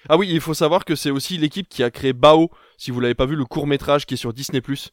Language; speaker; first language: French; native; French